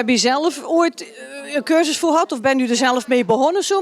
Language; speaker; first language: Dutch; native; Dutch